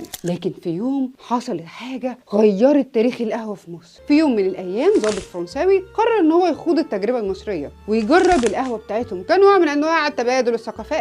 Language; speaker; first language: Arabic; native; Arabic